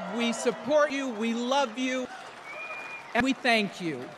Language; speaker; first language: English; native; English